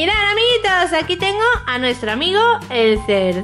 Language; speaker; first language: Spanish; native; Spanish